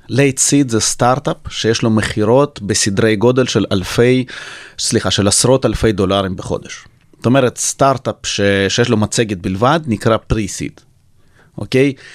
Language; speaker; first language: Hebrew; early bilingual, other home language; Russian